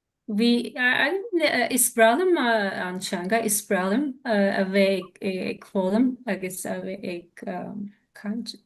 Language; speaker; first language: Irish; non-native, learner; Armenian